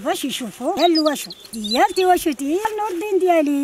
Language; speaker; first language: Arabic; non-native, local second language; Central Atlas Tamazight